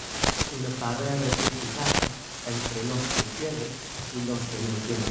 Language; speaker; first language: Spanish; non-native, fluent; English